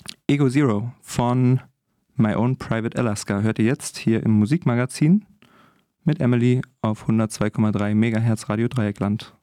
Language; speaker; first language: German; native; German